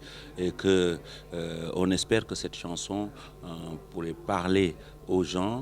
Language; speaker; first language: French; non-native, local second language; Wolof